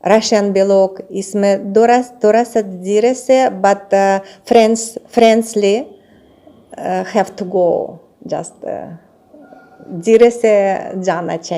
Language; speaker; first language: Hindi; non-native, learner; Russian